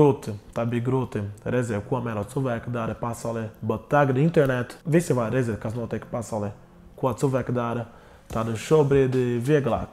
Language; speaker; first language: Latvian; non-native, learner; Portuguese